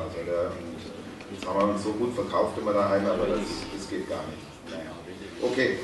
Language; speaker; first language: German; native; German